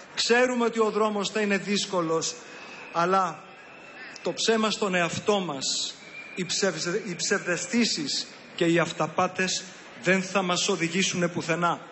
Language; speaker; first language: Greek; early bilingual, heritage; Greek